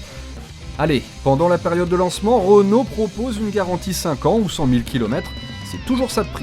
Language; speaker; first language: French; native; French